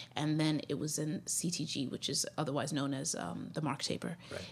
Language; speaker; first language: English; native; English